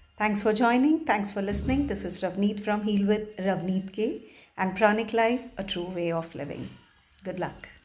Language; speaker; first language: English; non-native, local second language; Punjabi